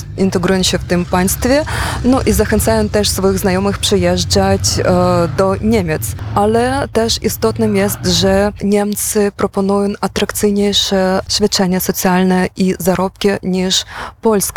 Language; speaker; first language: Polish; non-native, fluent; Ukrainian